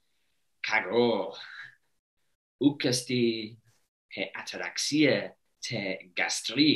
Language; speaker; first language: Greek; non-native, learner; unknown